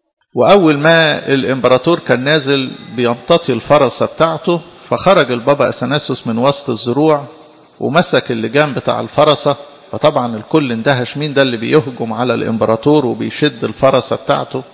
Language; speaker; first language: Arabic; native; Arabic